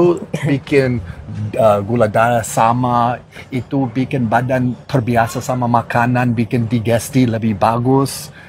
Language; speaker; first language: Indonesian; non-native, fluent; English